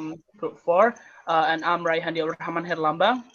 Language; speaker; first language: English; non-native, learner; Indonesian